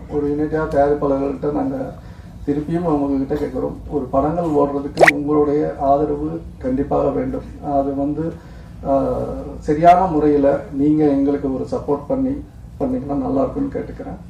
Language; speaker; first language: Tamil; native; Tamil